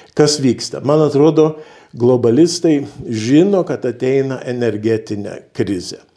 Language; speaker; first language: Lithuanian; early bilingual, heritage; Lithuanian